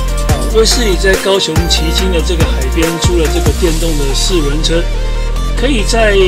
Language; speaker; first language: Chinese; native; Chinese